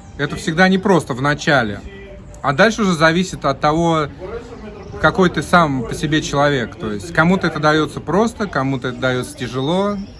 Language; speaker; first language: Russian; native; Russian